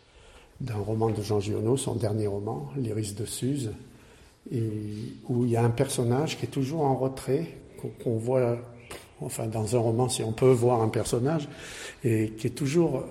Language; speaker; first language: French; native; French